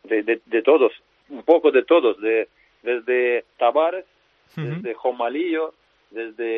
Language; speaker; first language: Spanish; non-native, fluent; Russian